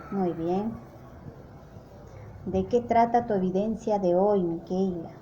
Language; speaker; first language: Spanish; native; Spanish